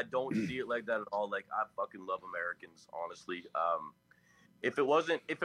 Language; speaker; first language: English; native; English